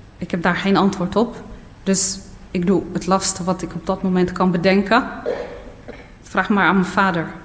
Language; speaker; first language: Dutch; early bilingual, other home language; Riffian